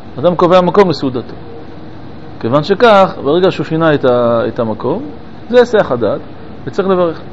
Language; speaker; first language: Hebrew; native; Hebrew